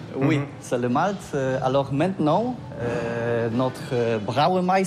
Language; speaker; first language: French; non-native, learner; Polish